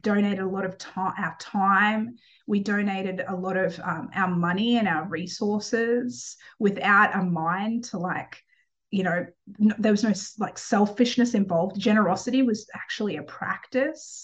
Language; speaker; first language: English; native; English